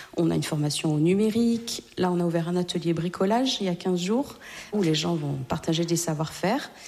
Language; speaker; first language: French; native; French